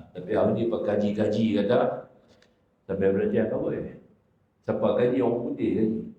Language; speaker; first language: Malay; native; Malay